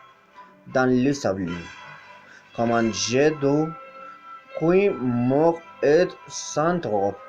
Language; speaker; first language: French; non-native, learner; Spanish